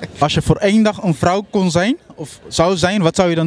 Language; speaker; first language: Dutch; native; Dutch